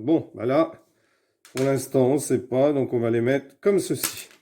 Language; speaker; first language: French; native; French